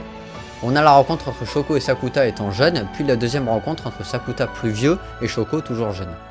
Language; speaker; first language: French; native; French